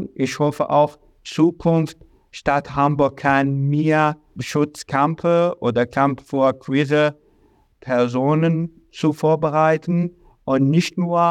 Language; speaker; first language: German; non-native, learner; Arabic